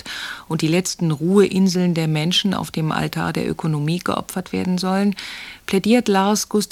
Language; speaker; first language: German; native; German